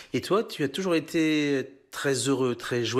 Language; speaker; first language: French; native; French